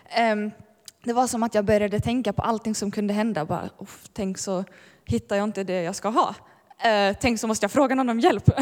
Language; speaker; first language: Swedish; native; Swedish